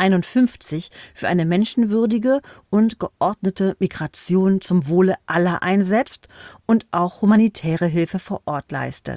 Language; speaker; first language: German; native; German